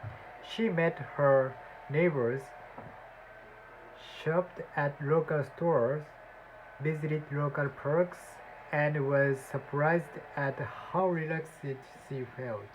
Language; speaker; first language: English; non-native, learner; Japanese